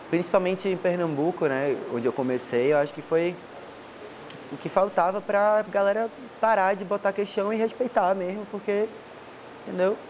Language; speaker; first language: Portuguese; native; Portuguese